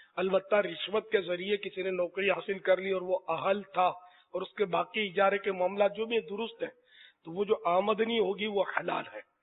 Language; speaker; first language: Urdu; native; Urdu